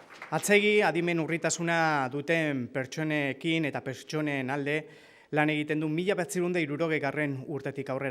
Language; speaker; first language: Basque; native; Basque